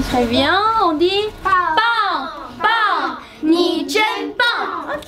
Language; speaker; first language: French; non-native, fluent; Chinese